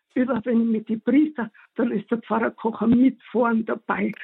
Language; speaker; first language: German; native; German